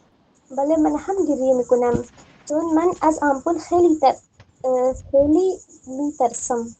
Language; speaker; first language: Persian; non-native, learner; Urdu